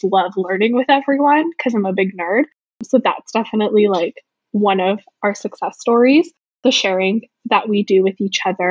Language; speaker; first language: English; native; English